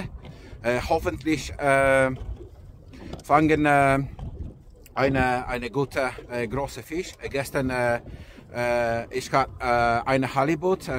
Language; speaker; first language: German; non-native, learner; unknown